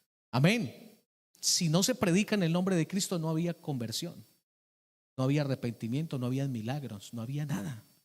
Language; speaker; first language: Spanish; native; Spanish